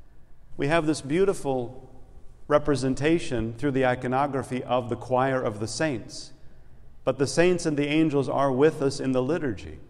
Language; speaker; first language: English; native; English